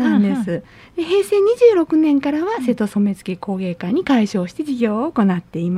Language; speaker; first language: Japanese; native; Japanese